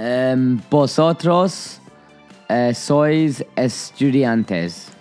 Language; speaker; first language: Spanish; non-native, learner; English